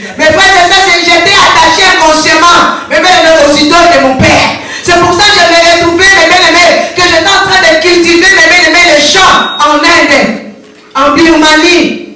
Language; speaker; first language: French; non-native, local second language; Lingala